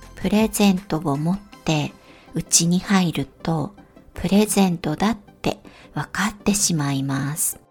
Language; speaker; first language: Japanese; native; Japanese